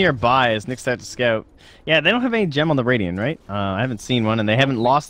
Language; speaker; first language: English; native; English